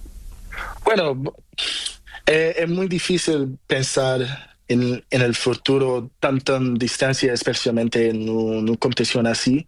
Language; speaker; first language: Spanish; non-native, learner; Portuguese